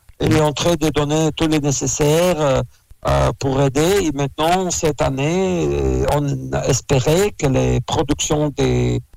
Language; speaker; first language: French; non-native, learner; Russian